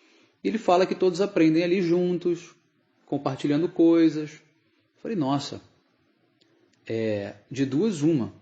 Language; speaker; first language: Portuguese; native; Portuguese